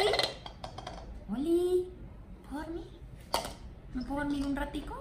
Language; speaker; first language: Spanish; native; Spanish